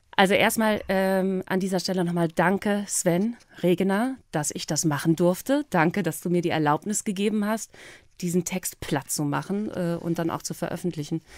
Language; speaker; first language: German; native; German